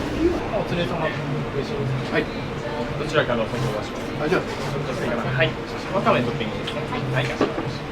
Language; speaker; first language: Japanese; native; Japanese